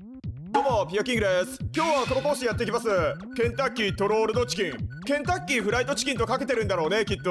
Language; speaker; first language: Japanese; native; Japanese